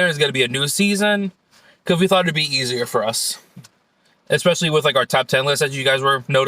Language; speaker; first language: English; native; English